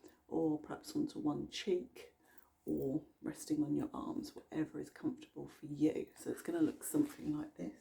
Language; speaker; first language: English; native; English